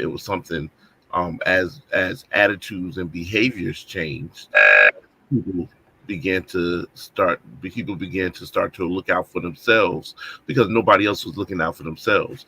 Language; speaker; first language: English; native; English